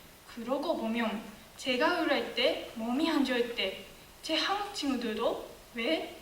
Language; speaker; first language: Korean; non-native, fluent; Japanese